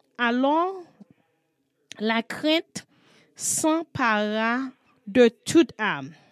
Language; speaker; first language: French; non-native, learner; English